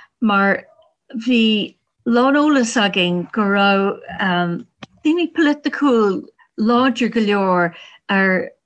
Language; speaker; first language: Irish; non-native, learner; English